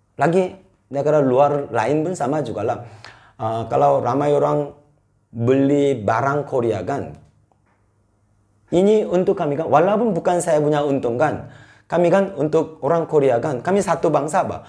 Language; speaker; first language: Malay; non-native, fluent; Korean